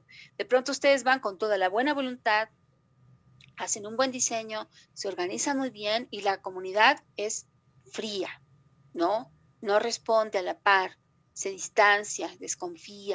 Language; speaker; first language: Spanish; native; Spanish